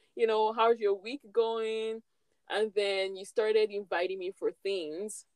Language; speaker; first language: English; non-native, local second language; Yoruba